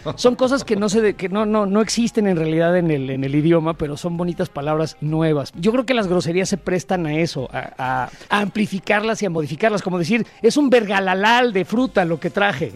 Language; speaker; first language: Spanish; native; Spanish